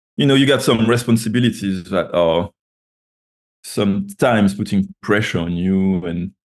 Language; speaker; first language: English; non-native, fluent; French